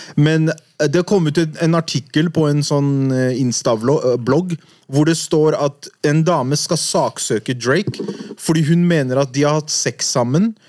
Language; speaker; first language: Norwegian; early bilingual, other home language; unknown